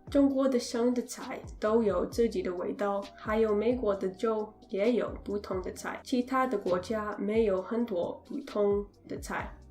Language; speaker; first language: Chinese; non-native, learner; English